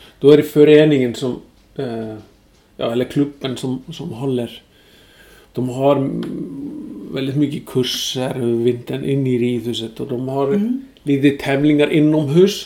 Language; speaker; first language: Swedish; non-native, fluent; Icelandic